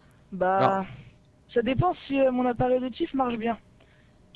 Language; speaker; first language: French; native; French